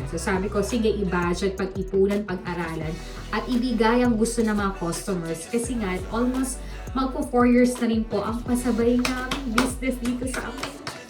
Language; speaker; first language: Filipino; native; Filipino